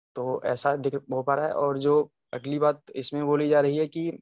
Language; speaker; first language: Hindi; native; Hindi